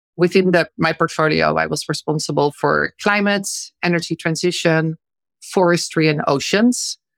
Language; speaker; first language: English; non-native, fluent; Dutch